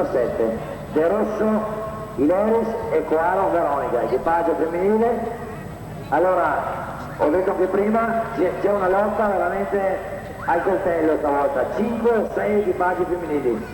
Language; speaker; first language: Italian; native; Italian